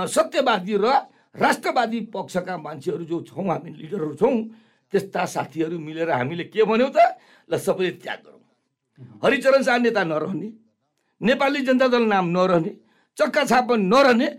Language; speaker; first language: Nepali; non-native, local second language; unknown